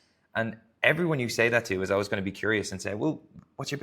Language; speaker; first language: English; native; English